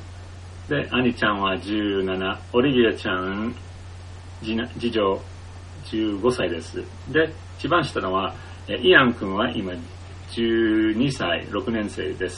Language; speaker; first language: Japanese; non-native, fluent; English